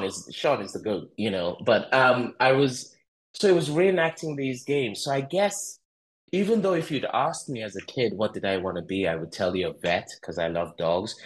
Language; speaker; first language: English; non-native, local second language; Igbo